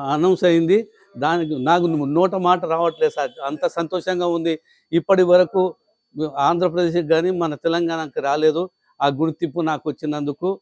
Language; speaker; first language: Telugu; non-native, local second language; Lambadi